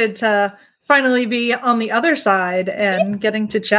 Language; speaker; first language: English; native; English